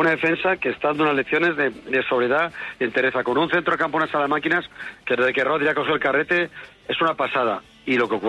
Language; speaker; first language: Spanish; native; Spanish